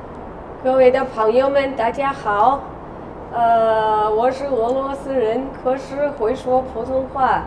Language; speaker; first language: Chinese; non-native, fluent; Russian